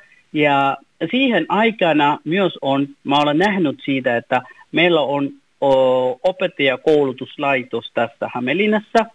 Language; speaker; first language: Finnish; non-native, fluent; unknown